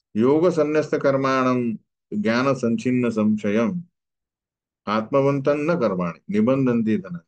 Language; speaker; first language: Hindi; non-native, local second language; Marathi